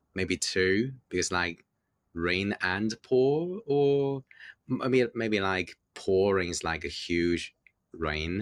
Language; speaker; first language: English; non-native, fluent; Chinese